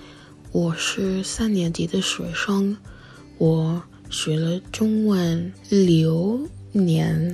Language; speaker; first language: Chinese; non-native, learner; English